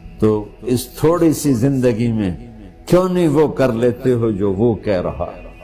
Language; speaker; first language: Urdu; non-native, local second language; Punjabi